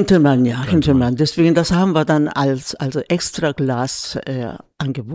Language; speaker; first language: German; non-native, fluent; Korean